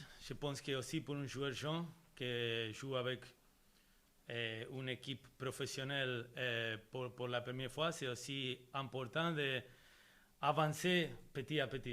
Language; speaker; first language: French; non-native, fluent; Spanish